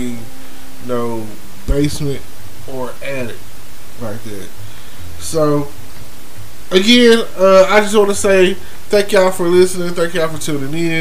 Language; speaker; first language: English; native; English